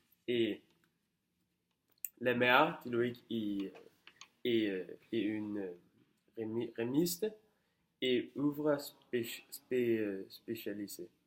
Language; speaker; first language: French; non-native, learner; Danish